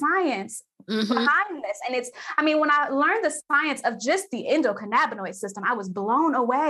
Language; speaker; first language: English; native; English